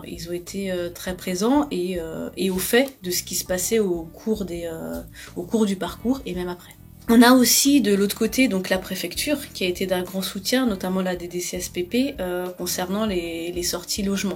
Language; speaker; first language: French; native; French